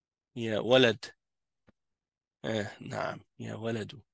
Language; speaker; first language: Arabic; non-native, fluent; French